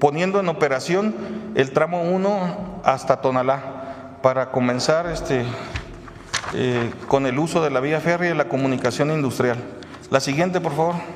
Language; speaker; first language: Spanish; native; Spanish